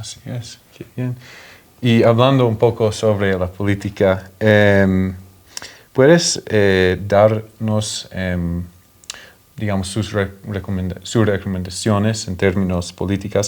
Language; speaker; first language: Spanish; non-native, fluent; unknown